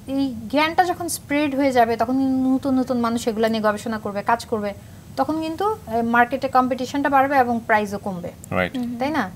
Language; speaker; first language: Bangla; native; Bangla